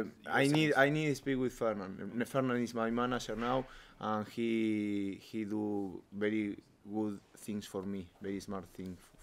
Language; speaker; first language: English; non-native, learner; Spanish